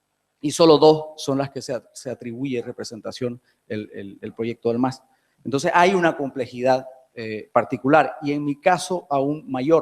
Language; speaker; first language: Spanish; native; Spanish